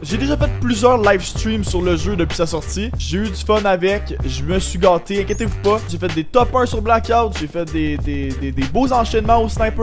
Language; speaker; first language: French; native; French